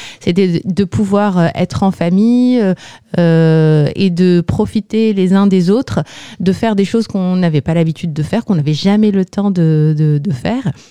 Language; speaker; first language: French; non-native, local second language; Kabyle